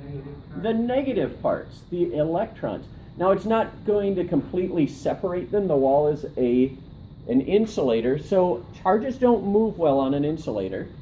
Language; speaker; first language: English; native; English